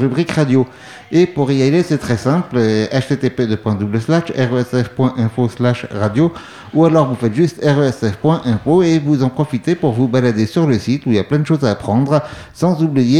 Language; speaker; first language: French; native; French